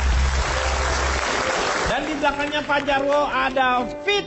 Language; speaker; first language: Indonesian; native; Indonesian